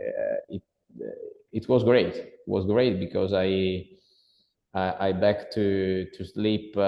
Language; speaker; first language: English; non-native, learner; Italian